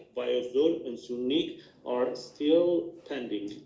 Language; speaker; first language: English; non-native, fluent; Armenian